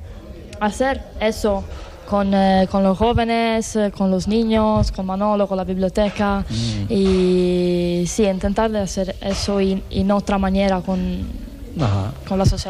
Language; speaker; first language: Spanish; non-native, learner; Italian